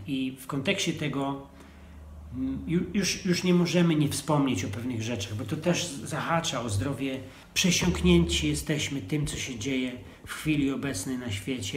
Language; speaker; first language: Polish; native; Polish